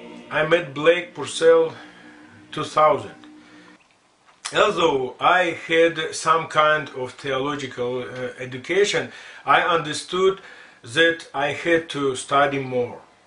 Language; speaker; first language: English; non-native, fluent; Russian